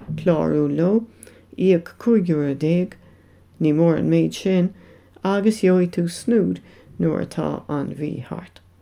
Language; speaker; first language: Irish; non-native, local second language; English